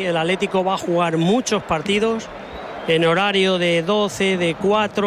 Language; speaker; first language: Spanish; native; Spanish